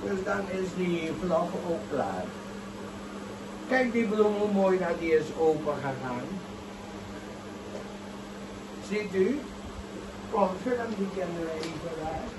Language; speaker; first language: Dutch; non-native, local second language; Caribbean Hindustani